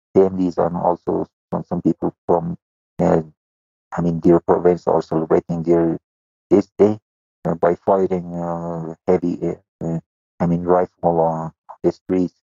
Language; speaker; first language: English; non-native, fluent; Persian